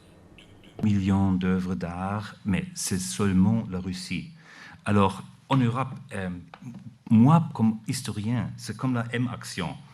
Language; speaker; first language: French; non-native, learner; German